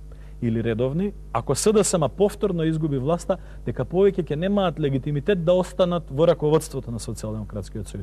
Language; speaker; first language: Macedonian; native; Macedonian